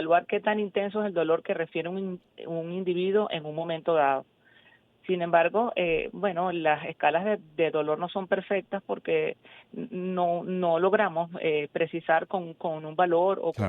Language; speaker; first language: Spanish; native; Spanish